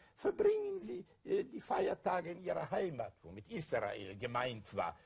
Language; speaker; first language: German; native; German